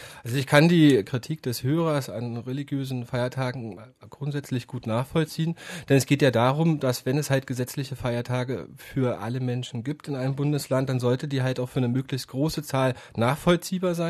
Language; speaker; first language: German; native; German